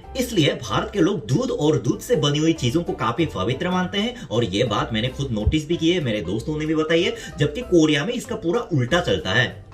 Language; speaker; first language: Hindi; non-native, fluent; Korean